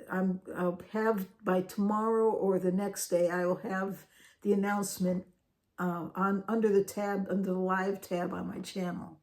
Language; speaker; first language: English; native; English